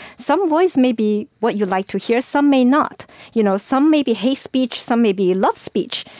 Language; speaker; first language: English; non-native, fluent; Chinese